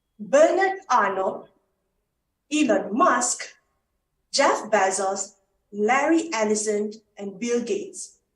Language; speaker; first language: English; non-native, learner; Malay